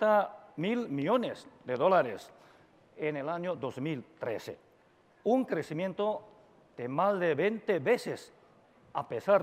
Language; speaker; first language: Spanish; non-native, fluent; Chinese